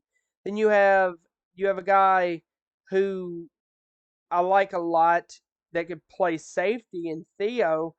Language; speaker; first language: English; native; English